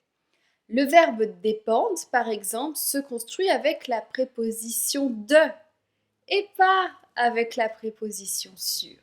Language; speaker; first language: French; native; French